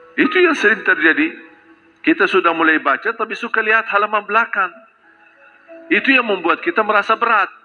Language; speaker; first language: Malay; non-native, fluent; Arabic